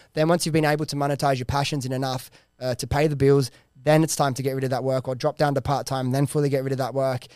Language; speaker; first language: English; native; English